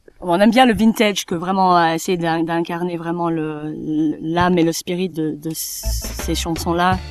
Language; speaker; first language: French; non-native, fluent; English